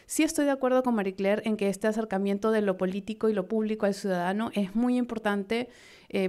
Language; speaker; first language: Spanish; native; Spanish